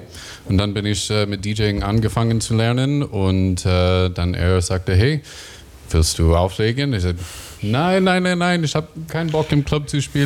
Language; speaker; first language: German; non-native, learner; English